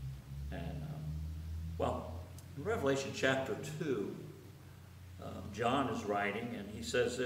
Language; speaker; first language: English; native; English